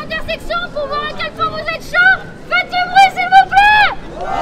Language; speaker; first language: French; native; French